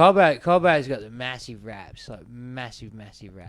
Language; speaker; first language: English; native; English